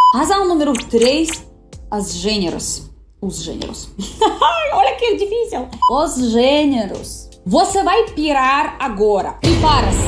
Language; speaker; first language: Portuguese; non-native, fluent; Russian